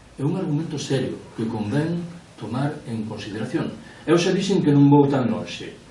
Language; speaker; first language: Galician; non-native, local second language; Spanish